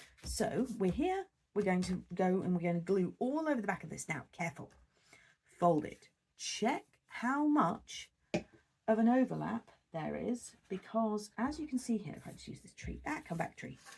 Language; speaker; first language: English; native; English